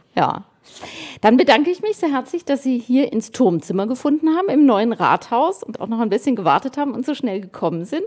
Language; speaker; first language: German; native; German